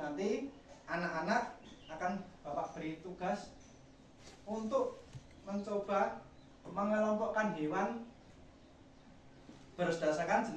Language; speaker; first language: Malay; non-native, local second language; Javanese